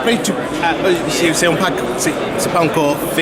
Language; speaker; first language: French; non-native, learner; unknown